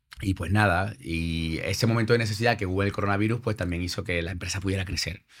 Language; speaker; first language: Spanish; native; Spanish